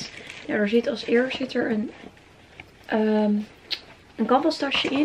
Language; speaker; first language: Dutch; native; Dutch